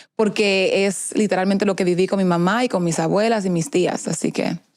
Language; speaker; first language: Spanish; early bilingual, heritage; Spanish